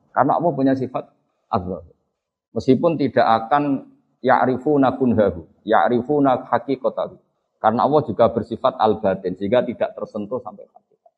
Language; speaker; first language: Indonesian; non-native, local second language; Javanese